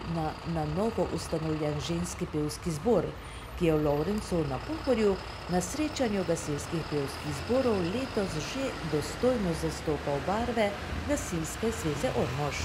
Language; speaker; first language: Slovenian; native; Slovenian